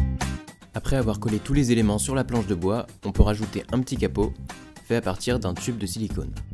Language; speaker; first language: French; native; French